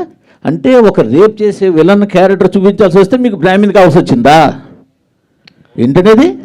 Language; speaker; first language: Telugu; native; Telugu